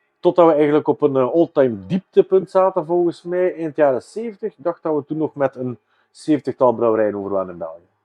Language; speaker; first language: Dutch; native; Dutch